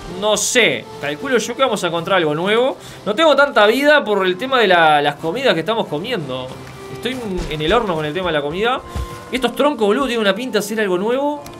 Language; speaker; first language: Spanish; native; Spanish